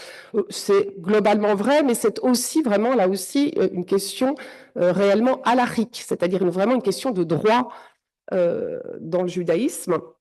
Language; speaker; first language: French; native; French